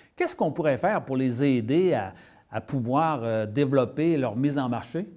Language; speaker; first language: French; native; French